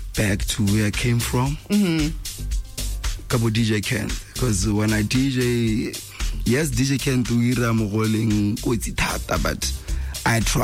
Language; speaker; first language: English; non-native, local second language; Tswana